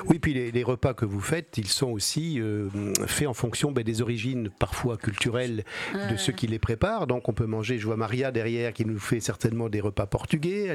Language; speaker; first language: French; native; French